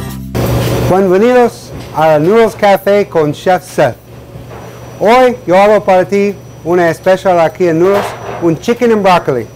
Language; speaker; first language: Spanish; non-native, learner; English